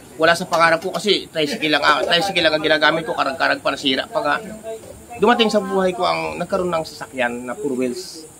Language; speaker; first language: Filipino; native; Filipino